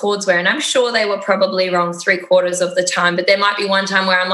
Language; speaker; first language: English; native; English